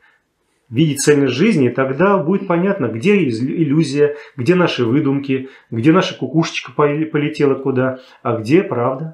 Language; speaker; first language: Russian; native; Russian